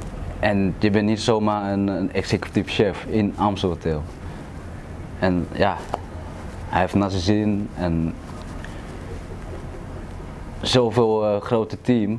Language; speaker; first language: Dutch; non-native, fluent; Thai